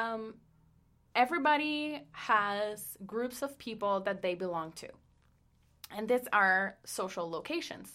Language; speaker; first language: English; non-native, fluent; Spanish